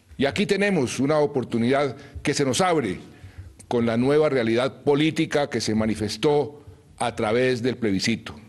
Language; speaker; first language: Spanish; native; Spanish